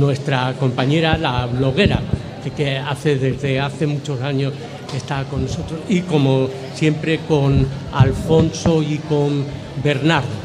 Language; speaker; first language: Spanish; native; Spanish